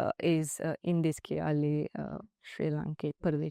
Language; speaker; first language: Slovenian; non-native, learner; Divehi